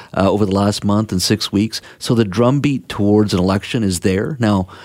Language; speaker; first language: English; native; English